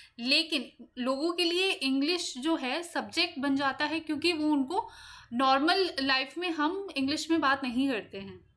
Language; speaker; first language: Hindi; native; Hindi